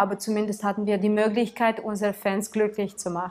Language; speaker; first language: German; non-native, fluent; Tatar